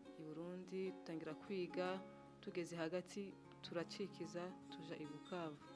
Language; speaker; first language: Kinyarwanda; early bilingual, heritage; Kinyarwanda